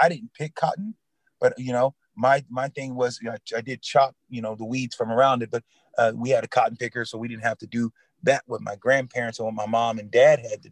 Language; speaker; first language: English; native; English